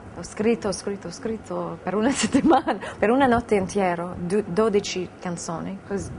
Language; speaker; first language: Italian; non-native, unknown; English